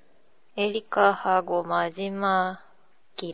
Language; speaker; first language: Korean; non-native, learner; Japanese